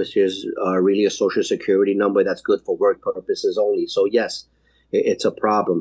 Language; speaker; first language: English; native; English